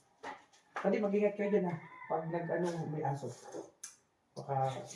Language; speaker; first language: Filipino; non-native, local second language; Cebuano